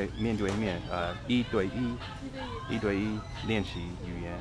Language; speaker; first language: Chinese; non-native, fluent; English